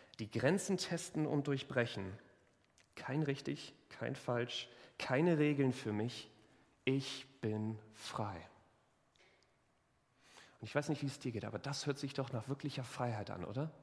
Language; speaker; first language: German; native; German